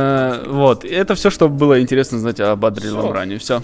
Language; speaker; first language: Russian; native; Russian